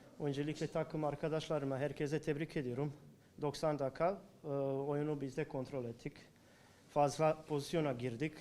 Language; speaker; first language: Turkish; non-native, learner; Bosnian